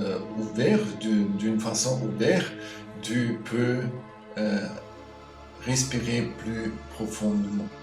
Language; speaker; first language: French; non-native, fluent; German